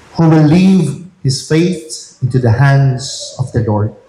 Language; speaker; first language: English; non-native, local second language; Filipino